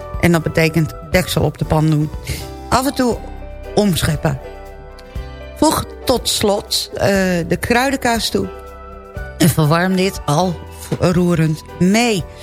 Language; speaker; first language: Dutch; native; Dutch